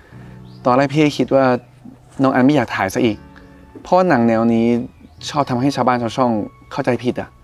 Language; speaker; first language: Thai; native; Thai